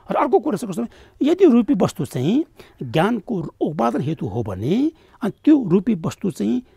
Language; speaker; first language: Nepali; non-native, local second language; Tibetan